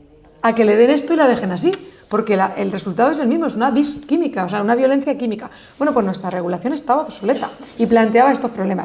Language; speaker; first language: Spanish; native; Spanish